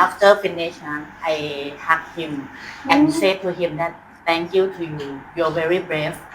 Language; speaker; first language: English; non-native, fluent; Thai